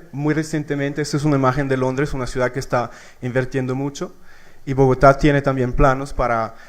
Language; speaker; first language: Spanish; non-native, fluent; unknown